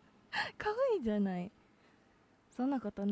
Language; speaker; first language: Japanese; non-native, learner; Filipino